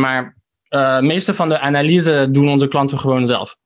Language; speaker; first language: Dutch; early bilingual, heritage; Dutch